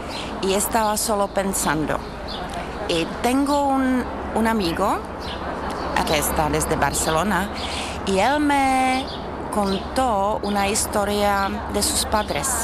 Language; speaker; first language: Spanish; non-native, learner; Czech